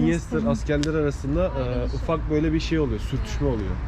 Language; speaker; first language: Turkish; native; Turkish